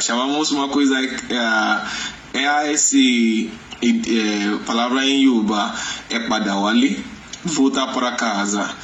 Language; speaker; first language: Portuguese; non-native, learner; Yoruba